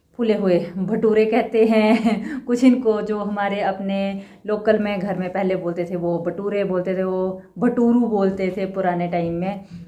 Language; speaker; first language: Hindi; native; Hindi